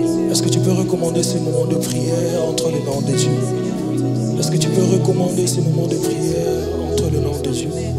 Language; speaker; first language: French; non-native, local second language; Lingala